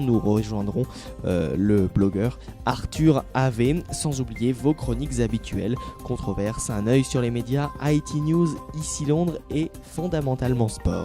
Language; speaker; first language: French; native; French